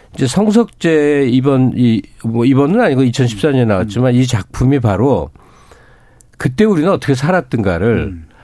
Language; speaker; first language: Korean; native; Korean